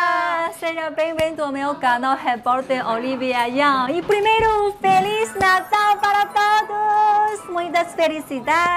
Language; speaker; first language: Portuguese; non-native, fluent; Chinese